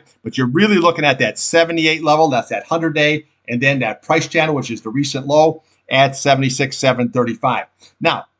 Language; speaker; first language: English; native; English